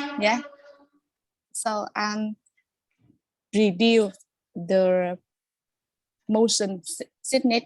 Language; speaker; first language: English; non-native, learner; Vietnamese